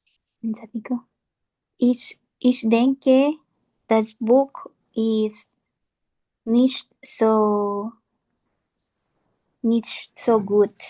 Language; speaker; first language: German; non-native, learner; Filipino